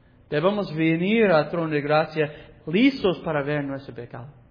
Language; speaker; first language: Spanish; non-native, learner; English